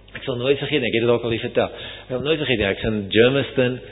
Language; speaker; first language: Afrikaans; native; Afrikaans